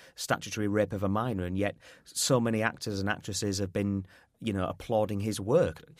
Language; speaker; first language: English; native; English